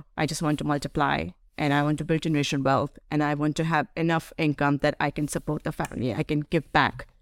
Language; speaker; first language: English; non-native, local second language; Hindi